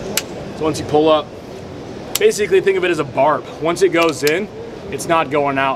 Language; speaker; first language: English; native; English